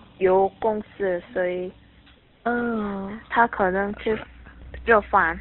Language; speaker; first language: Chinese; non-native, learner; Korean